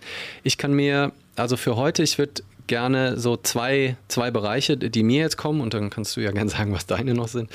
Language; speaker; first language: German; native; German